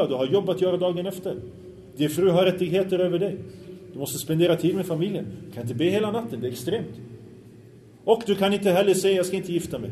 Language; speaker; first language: Swedish; early bilingual, other home language; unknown